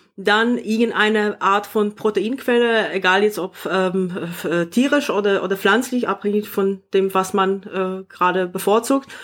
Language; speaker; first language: German; non-native, fluent; Polish